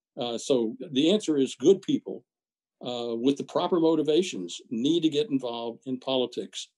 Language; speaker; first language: English; native; English